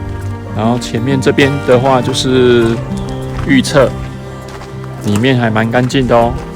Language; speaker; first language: Chinese; native; Chinese